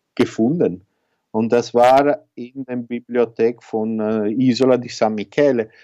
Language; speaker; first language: German; non-native, learner; Italian